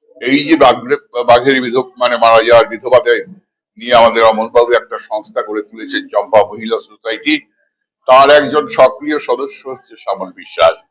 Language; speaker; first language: Bangla; native; Bangla